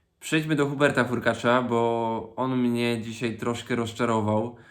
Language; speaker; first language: Polish; native; Polish